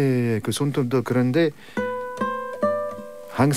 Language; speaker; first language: Korean; non-native, learner; French